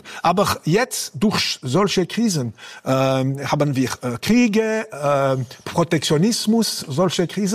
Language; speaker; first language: German; non-native, local second language; French